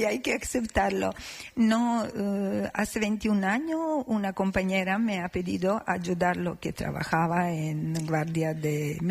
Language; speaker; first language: Spanish; non-native, learner; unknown